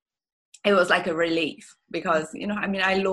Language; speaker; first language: English; non-native, fluent; German